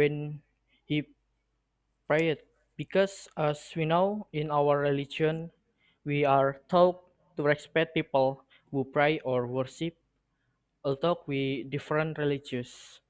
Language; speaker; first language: English; non-native, learner; Indonesian